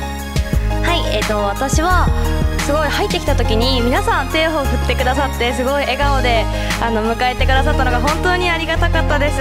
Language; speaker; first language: Japanese; native; Japanese